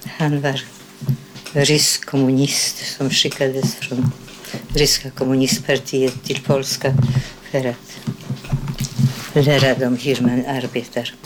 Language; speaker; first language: Swedish; non-native, fluent; Polish